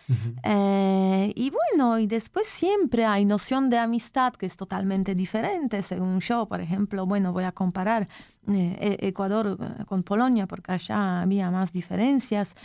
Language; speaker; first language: Spanish; non-native, fluent; Polish